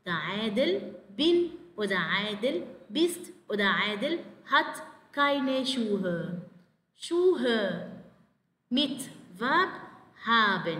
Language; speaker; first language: German; non-native, fluent; Arabic